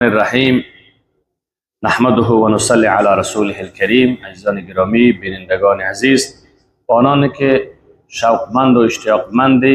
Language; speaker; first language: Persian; native; Persian